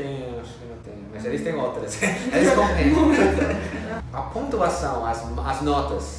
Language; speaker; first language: Portuguese; non-native, fluent; English